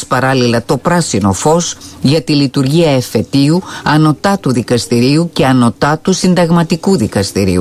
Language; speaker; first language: Greek; native; Greek